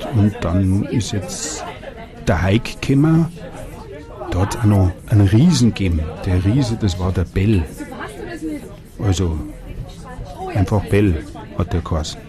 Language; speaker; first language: German; native; German